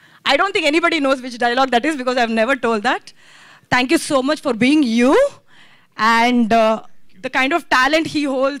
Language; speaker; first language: English; non-native, local second language; Telugu